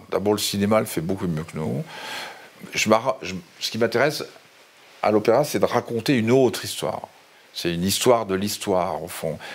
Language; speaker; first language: French; native; French